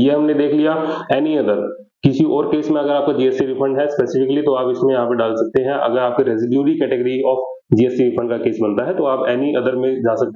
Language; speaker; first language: Hindi; native; Hindi